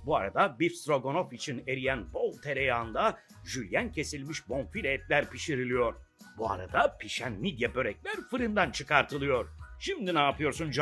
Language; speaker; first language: Turkish; native; Turkish